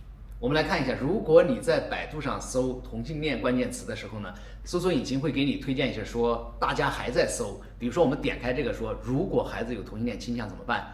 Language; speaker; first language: Chinese; native; Chinese